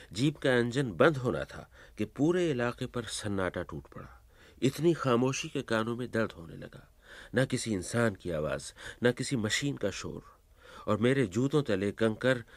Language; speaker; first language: Urdu; native; Urdu